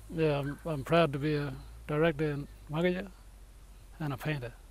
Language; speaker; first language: English; native; English